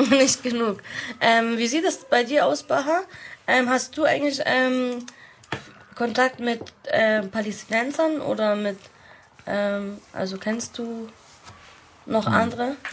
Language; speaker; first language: German; early bilingual, other home language; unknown